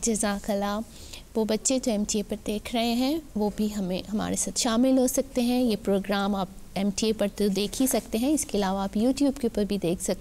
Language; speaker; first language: Urdu; native; Urdu